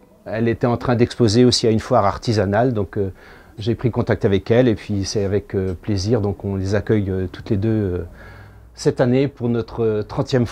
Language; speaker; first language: French; native; French